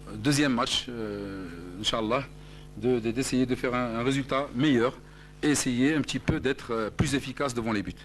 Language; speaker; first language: French; non-native, local second language; Arabic